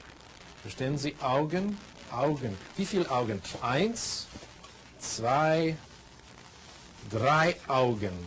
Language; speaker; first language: German; non-native, fluent; English